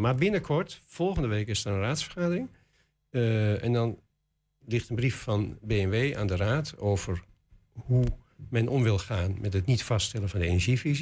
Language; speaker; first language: Dutch; native; Dutch